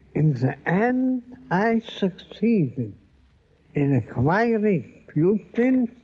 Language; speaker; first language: English; non-native, fluent; German